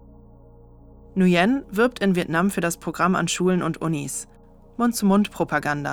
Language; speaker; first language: German; native; German